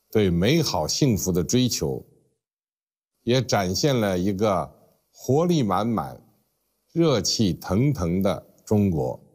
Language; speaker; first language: Chinese; native; Chinese